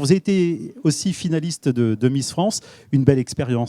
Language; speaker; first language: French; native; French